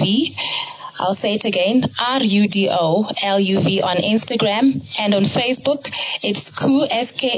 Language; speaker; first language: English; non-native, local second language; Zulu